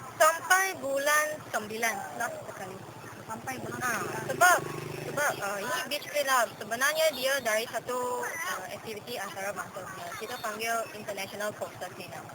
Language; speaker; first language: Malay; non-native, local second language; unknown